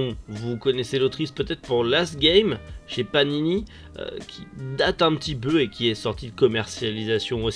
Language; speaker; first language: French; native; French